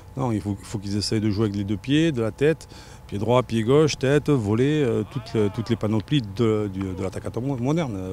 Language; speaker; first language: French; native; French